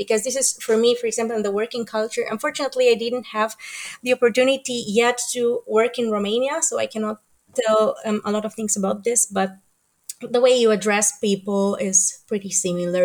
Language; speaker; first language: English; non-native, fluent; Romanian